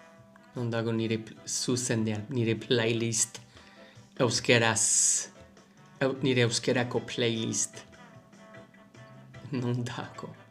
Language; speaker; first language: Basque; non-native, learner; English